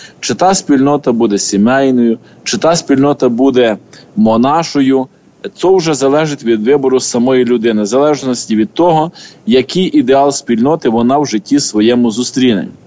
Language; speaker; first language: Ukrainian; native; Ukrainian